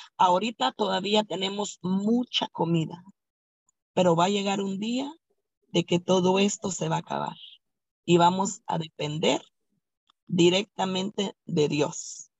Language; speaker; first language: Spanish; native; Spanish